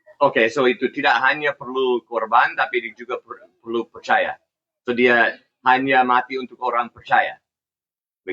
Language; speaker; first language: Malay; non-native, fluent; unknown